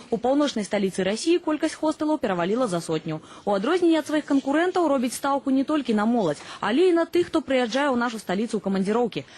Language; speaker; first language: Belarusian; native; Belarusian